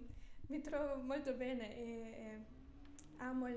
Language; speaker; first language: Italian; non-native, learner; German